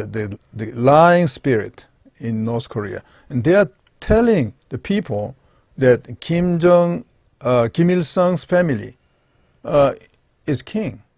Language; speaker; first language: English; non-native, learner; Korean